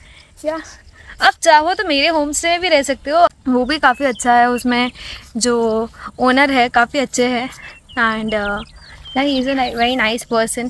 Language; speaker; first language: Hindi; native; Hindi